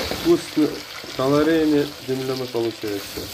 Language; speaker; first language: Russian; non-native, fluent; Uzbek